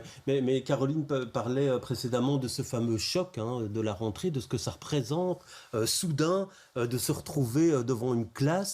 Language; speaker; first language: French; native; French